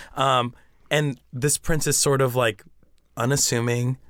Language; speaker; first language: English; early bilingual, other home language; Spanish